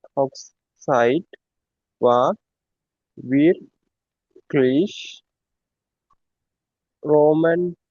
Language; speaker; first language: German; non-native, learner; Tamil